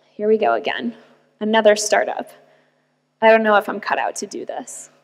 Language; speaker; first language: English; native; English